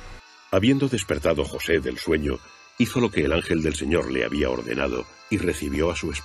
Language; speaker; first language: Spanish; native; Spanish